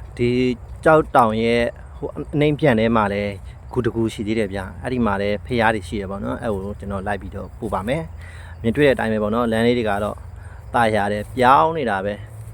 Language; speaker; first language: Burmese; non-native, local second language; Shan